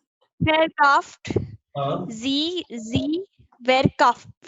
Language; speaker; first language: German; non-native, learner; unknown